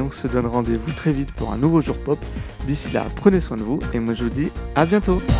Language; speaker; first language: French; native; French